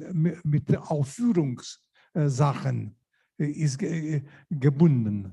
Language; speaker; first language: German; non-native, learner; Lithuanian